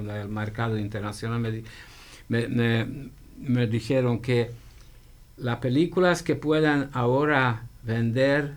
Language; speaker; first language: Spanish; non-native, fluent; Hungarian